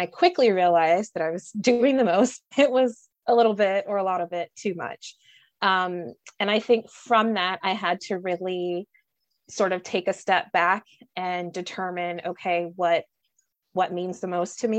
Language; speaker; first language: English; native; English